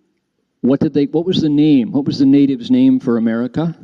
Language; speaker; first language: English; native; English